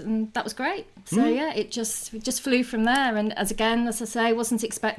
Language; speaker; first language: English; native; English